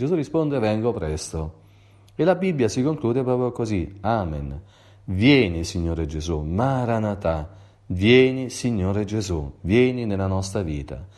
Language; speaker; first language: Italian; native; Italian